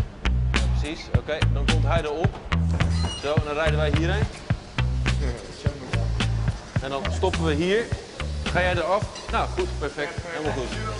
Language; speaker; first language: Dutch; native; Dutch